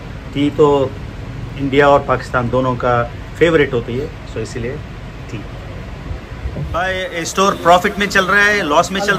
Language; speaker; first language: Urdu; non-native, local second language; Telugu